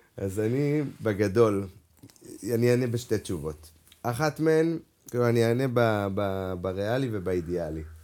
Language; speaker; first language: Hebrew; native; Hebrew